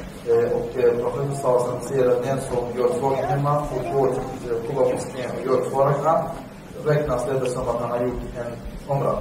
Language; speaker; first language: Swedish; early bilingual, other home language; Arabic